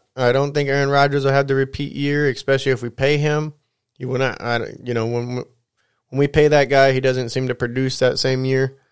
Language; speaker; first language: English; native; English